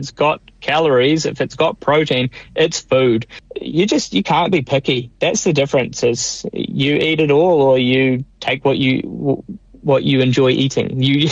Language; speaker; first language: English; native; English